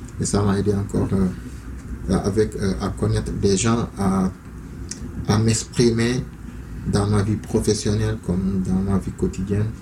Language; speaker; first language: French; non-native, local second language; Wolof